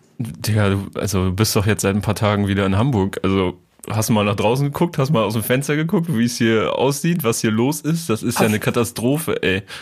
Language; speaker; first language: German; native; German